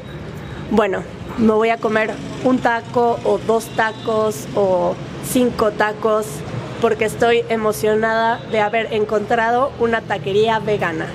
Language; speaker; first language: Spanish; native; Spanish